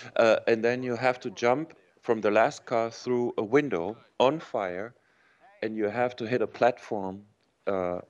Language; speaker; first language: English; non-native, fluent; German